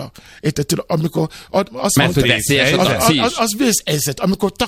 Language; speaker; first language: Hungarian; non-native, fluent; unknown